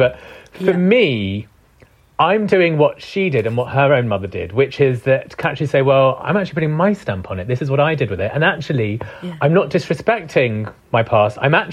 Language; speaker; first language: English; non-native, local second language; Punjabi